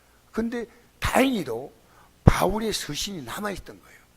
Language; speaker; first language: Korean; native; Korean